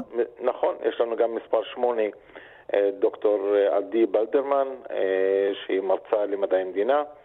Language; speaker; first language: Hebrew; non-native, local second language; Arabic